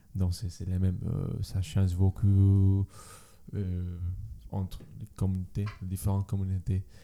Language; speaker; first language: French; non-native, learner; Spanish